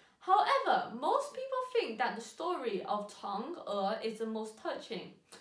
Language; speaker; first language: English; early bilingual, other home language; Chinese